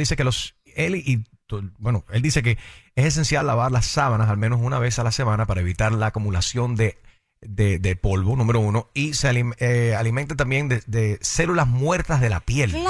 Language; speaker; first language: Spanish; native; Spanish